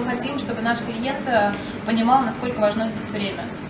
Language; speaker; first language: Russian; native; Russian